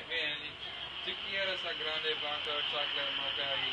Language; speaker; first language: Spanish; non-native, learner; English